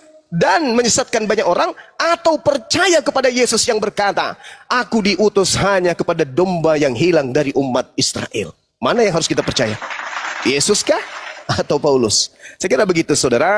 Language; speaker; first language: Indonesian; native; Indonesian